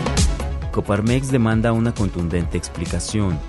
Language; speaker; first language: Spanish; native; Spanish